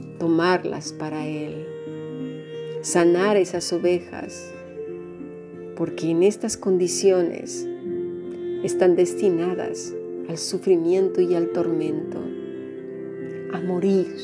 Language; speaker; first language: Spanish; native; Spanish